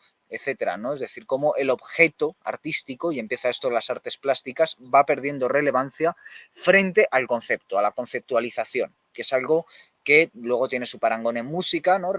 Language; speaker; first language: Spanish; native; Spanish